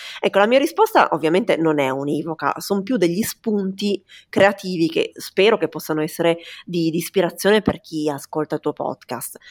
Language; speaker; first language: Italian; native; Italian